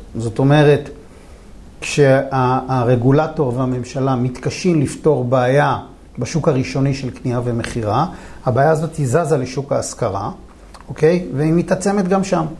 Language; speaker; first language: Hebrew; native; Hebrew